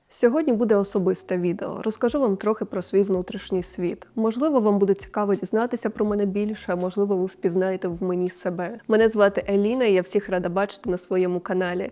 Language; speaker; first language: Ukrainian; non-native, local second language; Russian